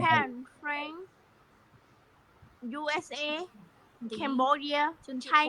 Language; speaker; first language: English; non-native, learner; Khmer